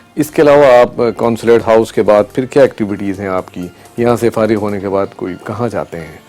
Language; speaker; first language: Urdu; native; Urdu